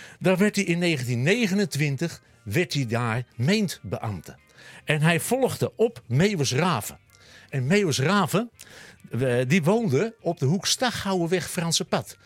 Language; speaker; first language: Dutch; native; Dutch